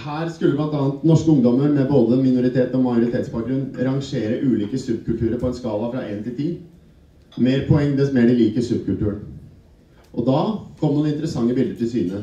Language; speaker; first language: Norwegian; native; Norwegian